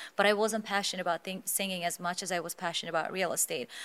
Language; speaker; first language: English; non-native, fluent; Azerbaijani